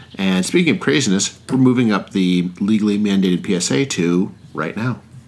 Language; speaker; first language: English; early bilingual, other home language; Spanish